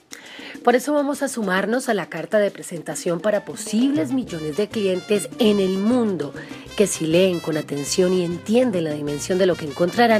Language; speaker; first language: Spanish; native; Spanish